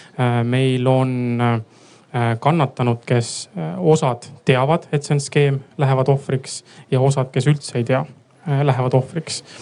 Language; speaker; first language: Estonian; native; Estonian